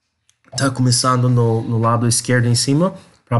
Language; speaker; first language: Portuguese; non-native, learner; English